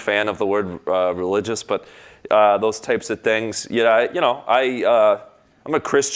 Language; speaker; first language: English; native; English